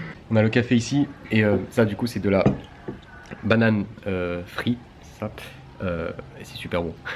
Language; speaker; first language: French; native; French